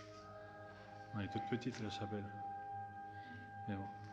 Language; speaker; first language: French; native; French